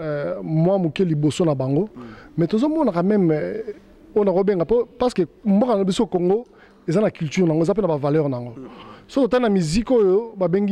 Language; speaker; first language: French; non-native, local second language; Lingala